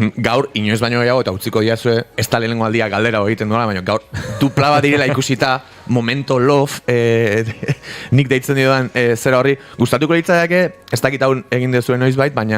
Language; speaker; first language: Basque; native; Basque